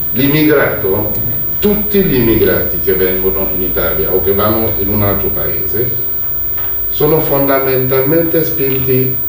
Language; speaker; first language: Italian; non-native, fluent; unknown